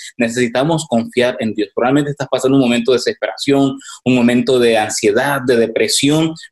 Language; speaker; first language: Spanish; native; Spanish